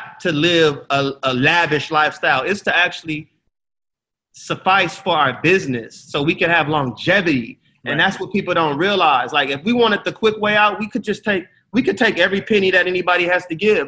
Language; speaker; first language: English; native; English